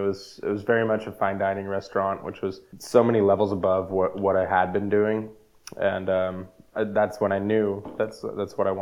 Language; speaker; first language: English; native; English